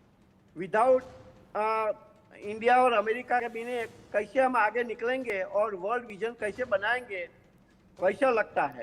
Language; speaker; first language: Hindi; non-native, local second language; Gujarati